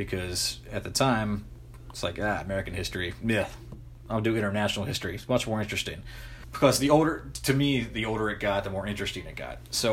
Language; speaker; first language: English; native; English